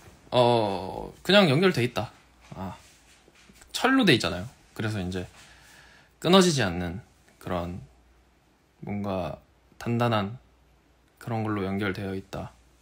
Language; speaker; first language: Korean; native; Korean